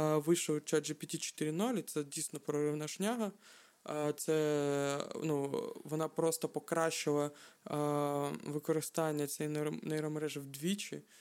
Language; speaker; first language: Ukrainian; non-native, local second language; Russian